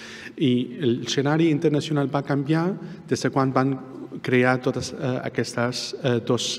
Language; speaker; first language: Catalan; non-native, fluent; Arabic